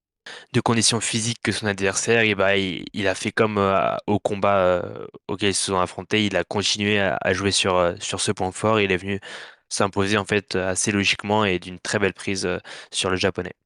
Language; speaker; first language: French; native; French